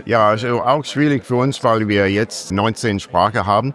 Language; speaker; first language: German; non-native, learner; English